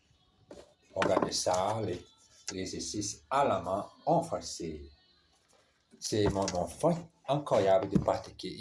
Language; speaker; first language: French; non-native, learner; Portuguese